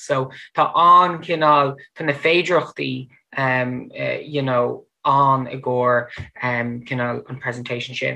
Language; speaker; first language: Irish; non-native, fluent; English